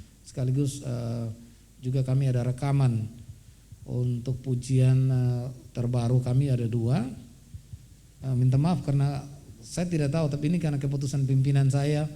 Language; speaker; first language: Indonesian; native; Indonesian